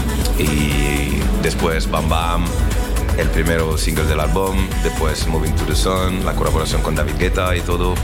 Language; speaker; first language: Spanish; non-native, learner; French